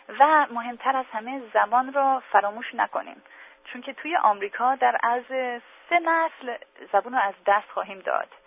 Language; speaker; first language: Persian; early bilingual, heritage; English